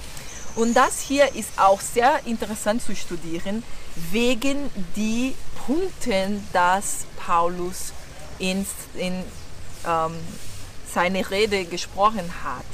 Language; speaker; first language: German; non-native, learner; Portuguese